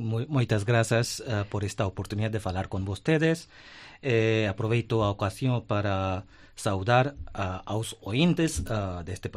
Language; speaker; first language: Galician; non-native, fluent; Hindi